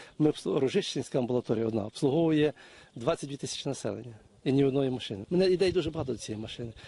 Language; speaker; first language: Ukrainian; native; Ukrainian